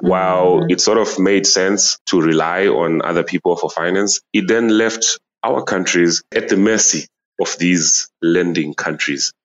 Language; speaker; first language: English; non-native, local second language; Nyanja